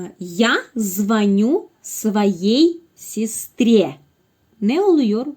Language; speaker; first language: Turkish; non-native, fluent; Russian